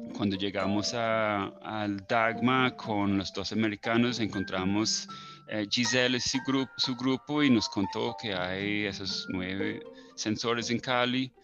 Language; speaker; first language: Spanish; non-native, fluent; English